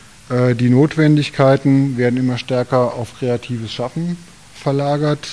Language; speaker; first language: German; native; German